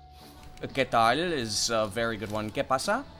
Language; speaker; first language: Spanish; non-native, fluent; English